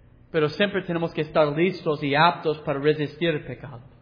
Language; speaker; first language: Spanish; non-native, learner; English